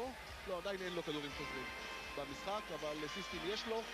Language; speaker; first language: Hebrew; native; Hebrew